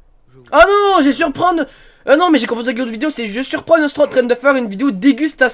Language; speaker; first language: French; native; French